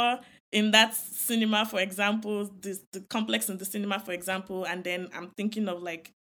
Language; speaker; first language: English; non-native, local second language; Yoruba